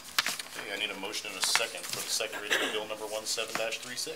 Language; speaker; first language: English; native; English